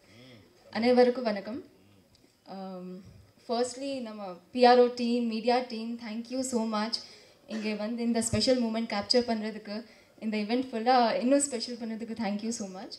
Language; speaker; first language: Tamil; non-native, fluent; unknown